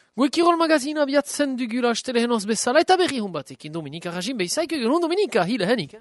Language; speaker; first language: Basque; native; Basque